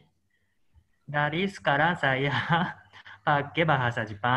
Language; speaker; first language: Indonesian; non-native, learner; Japanese